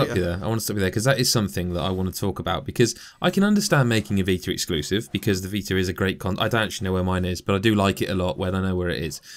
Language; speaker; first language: English; native; English